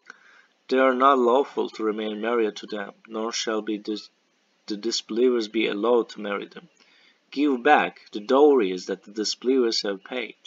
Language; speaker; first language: English; non-native, fluent; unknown